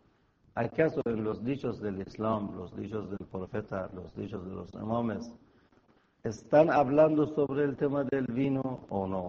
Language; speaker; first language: Spanish; non-native, fluent; Persian